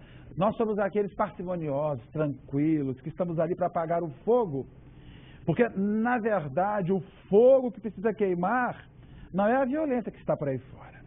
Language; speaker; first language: Portuguese; native; Portuguese